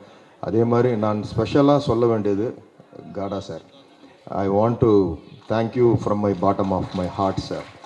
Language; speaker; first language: Tamil; native; Tamil